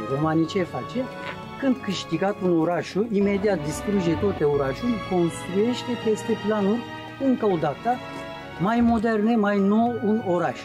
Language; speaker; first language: Romanian; non-native, learner; Turkish